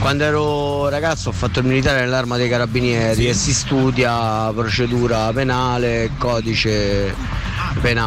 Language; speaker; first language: Italian; native; Italian